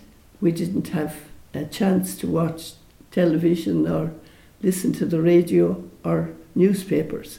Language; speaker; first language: English; native; English